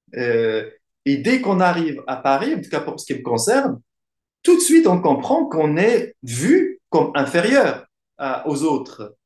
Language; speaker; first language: French; non-native, local second language; Arabic